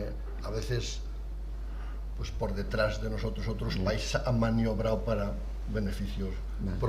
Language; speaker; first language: Spanish; native; Spanish